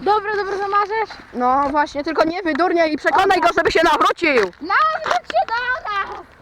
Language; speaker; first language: Polish; native; Polish